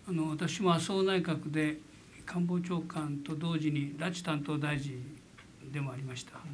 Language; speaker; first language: Japanese; native; Japanese